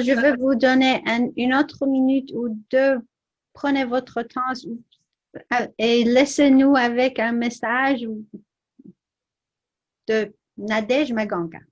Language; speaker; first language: French; non-native, learner; English